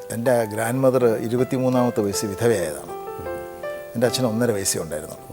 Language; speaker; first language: Malayalam; native; Malayalam